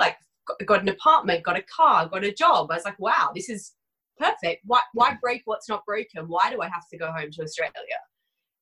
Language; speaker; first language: English; native; English